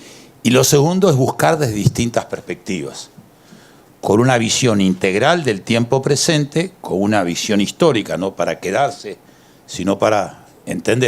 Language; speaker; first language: Spanish; native; Spanish